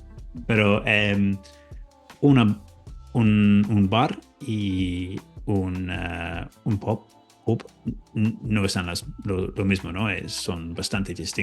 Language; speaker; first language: Spanish; non-native, learner; English